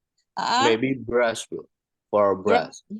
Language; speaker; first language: English; non-native, fluent; Indonesian